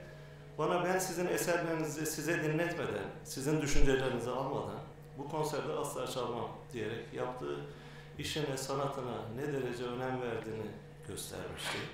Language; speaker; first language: Turkish; native; Turkish